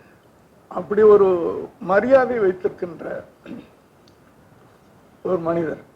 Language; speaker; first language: Tamil; native; Tamil